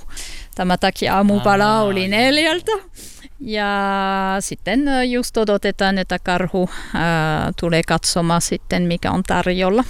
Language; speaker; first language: Finnish; non-native, learner; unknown